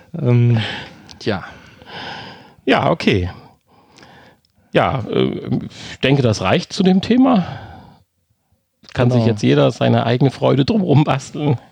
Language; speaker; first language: German; native; German